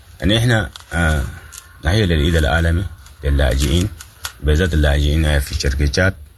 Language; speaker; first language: Arabic; non-native, local second language; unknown